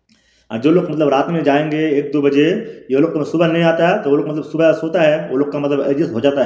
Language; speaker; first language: Hindi; non-native, local second language; Bangla